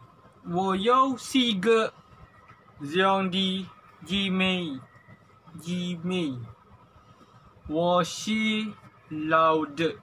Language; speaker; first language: Chinese; non-native, learner; Malay